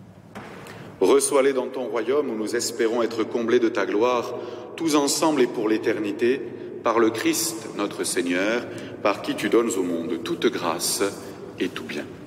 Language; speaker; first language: French; native; French